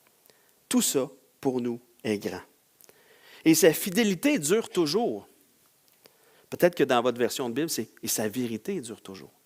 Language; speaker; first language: French; native; French